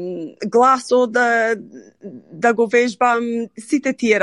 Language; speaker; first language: Macedonian; early bilingual, heritage; Macedonian